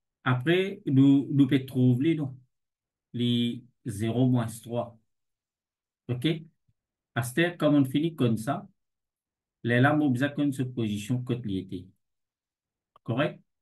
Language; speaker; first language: French; non-native, local second language; Morisyen